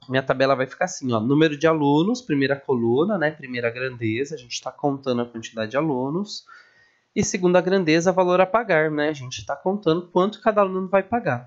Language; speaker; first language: Portuguese; native; Portuguese